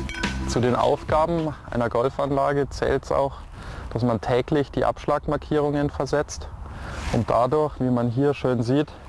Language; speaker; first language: German; native; German